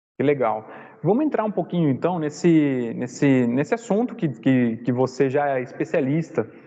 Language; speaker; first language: Portuguese; native; Portuguese